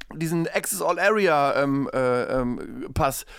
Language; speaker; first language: German; native; German